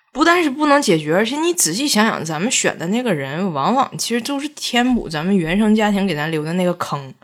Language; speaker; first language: Chinese; native; Chinese